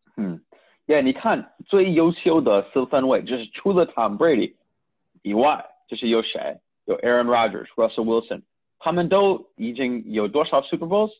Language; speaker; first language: Chinese; early bilingual, heritage; Chinese